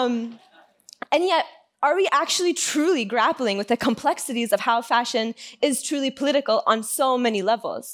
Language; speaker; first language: English; native; English